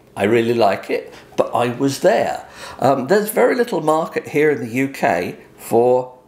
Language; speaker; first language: English; native; English